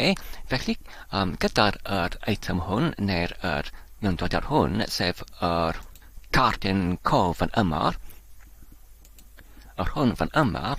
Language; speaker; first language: Welsh; non-native, learner; English